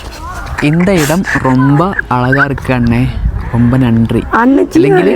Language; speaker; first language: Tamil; non-native, learner; Malayalam